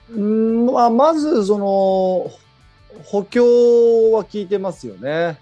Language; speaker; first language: Japanese; native; Japanese